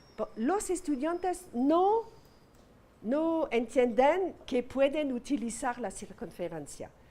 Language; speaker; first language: Spanish; non-native, fluent; French